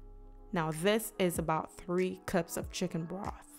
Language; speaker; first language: English; native; English